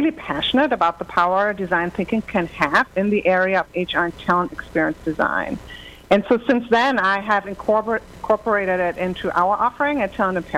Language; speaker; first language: English; non-native, fluent; German